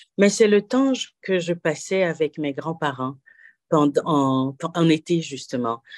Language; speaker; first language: French; non-native, local second language; Haitian Creole